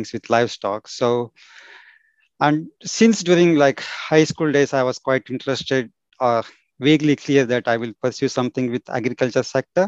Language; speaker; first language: English; non-native, local second language; Kannada